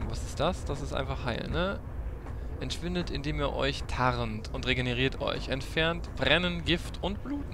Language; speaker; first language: German; native; German